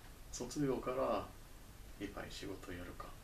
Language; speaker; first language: Japanese; non-native, learner; English